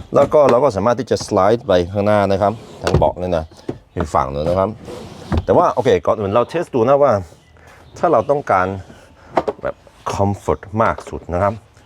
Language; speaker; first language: Thai; non-native, fluent; Norwegian